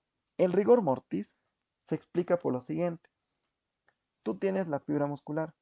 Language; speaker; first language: Spanish; native; Spanish